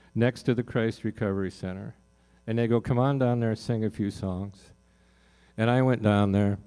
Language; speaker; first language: English; native; English